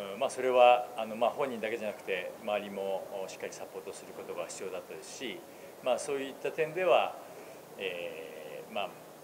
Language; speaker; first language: Japanese; native; Japanese